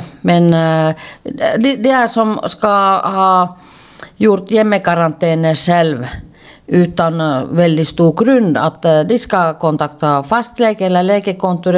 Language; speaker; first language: Swedish; non-native, local second language; Finnish